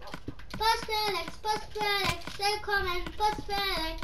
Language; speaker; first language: German; non-native, learner; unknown